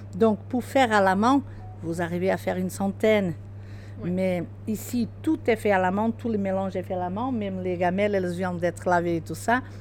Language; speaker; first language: French; non-native, fluent; Portuguese